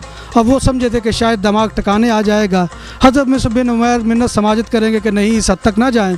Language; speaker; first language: Urdu; native; Urdu